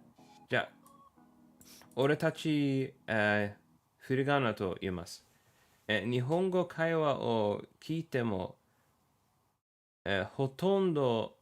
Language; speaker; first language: Japanese; non-native, learner; English